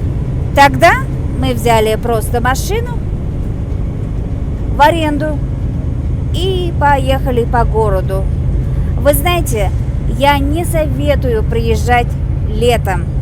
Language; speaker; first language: Russian; non-native, local second language; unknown